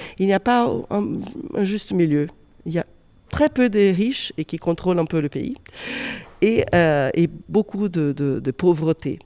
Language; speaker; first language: French; non-native, fluent; Portuguese